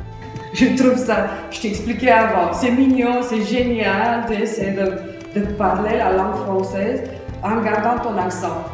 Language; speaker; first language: French; non-native, fluent; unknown